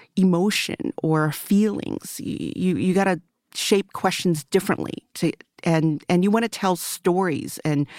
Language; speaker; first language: English; early bilingual, other home language; Chinese